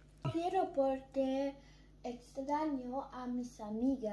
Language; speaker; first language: Spanish; early bilingual, heritage; German